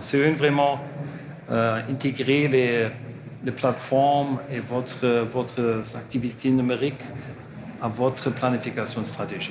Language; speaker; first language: French; non-native, learner; German